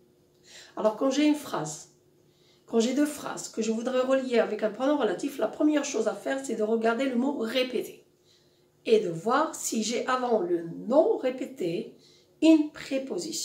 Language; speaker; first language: French; non-native, local second language; Arabic